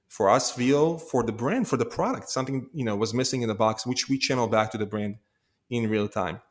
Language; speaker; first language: English; non-native, fluent; Hebrew